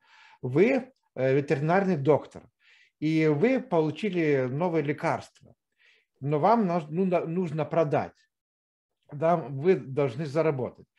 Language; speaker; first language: Russian; non-native, fluent; Lithuanian